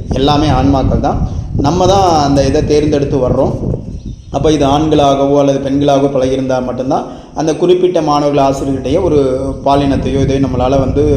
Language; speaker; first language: Tamil; native; Tamil